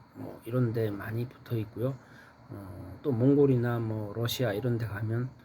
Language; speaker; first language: Korean; native; Korean